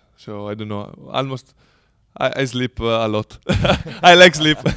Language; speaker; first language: English; non-native, learner; Italian